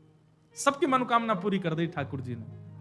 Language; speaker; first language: Hindi; native; Hindi